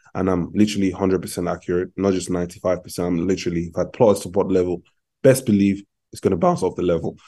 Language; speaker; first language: English; non-native, local second language; Yoruba